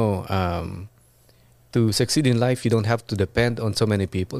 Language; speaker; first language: English; non-native, local second language; Iloko